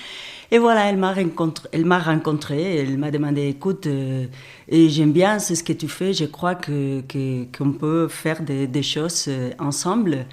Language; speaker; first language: French; non-native, fluent; Spanish